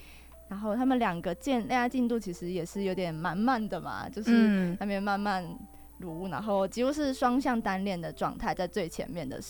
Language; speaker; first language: Chinese; native; Chinese